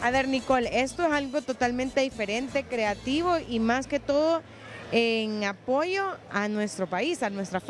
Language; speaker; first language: Spanish; native; Spanish